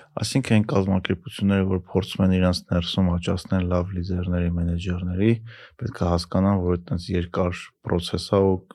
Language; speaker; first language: Armenian; native; Armenian